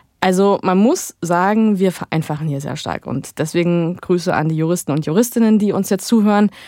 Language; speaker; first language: German; native; German